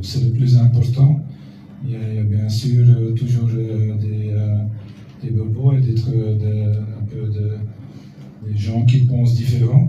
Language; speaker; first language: French; non-native, local second language; Dutch